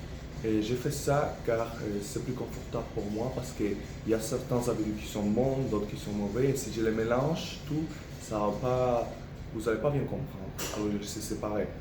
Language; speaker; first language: French; non-native, fluent; Spanish